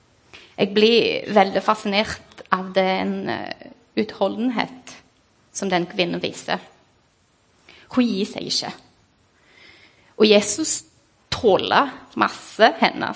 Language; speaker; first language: Norwegian; non-native, fluent; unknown